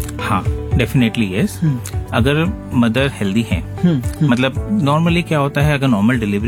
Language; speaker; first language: Hindi; native; Hindi